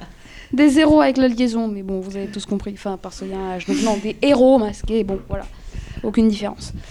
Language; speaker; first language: French; native; French